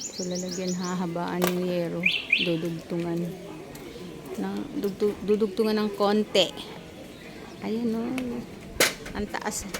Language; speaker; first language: Filipino; native; Filipino